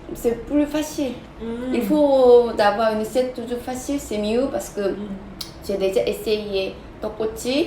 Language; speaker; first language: French; non-native, fluent; Korean